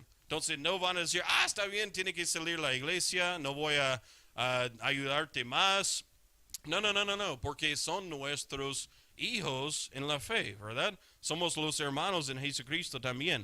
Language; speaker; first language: Spanish; non-native, fluent; English